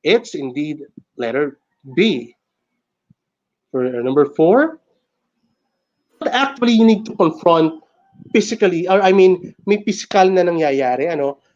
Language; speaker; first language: English; non-native, local second language; Filipino